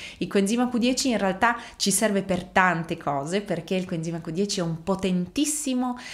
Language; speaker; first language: Italian; native; Italian